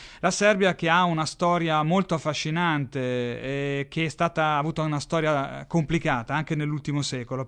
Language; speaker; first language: Italian; native; Italian